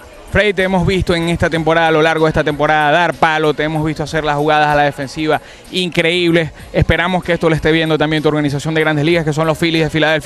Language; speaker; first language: Spanish; native; Spanish